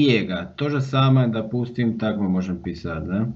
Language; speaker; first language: Russian; non-native, fluent; Spanish